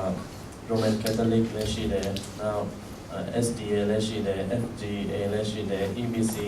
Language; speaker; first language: Burmese; non-native, local second language; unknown